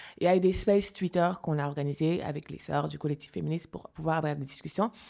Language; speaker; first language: French; non-native, local second language; Fula